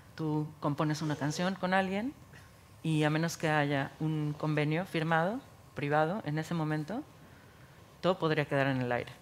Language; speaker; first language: Spanish; native; Spanish